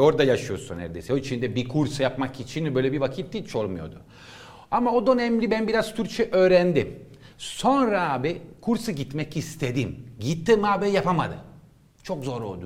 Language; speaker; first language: Turkish; non-native, learner; Italian